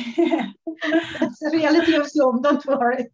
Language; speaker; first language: English; non-native, learner; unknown